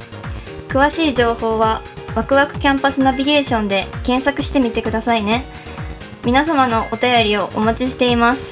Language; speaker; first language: Japanese; native; Japanese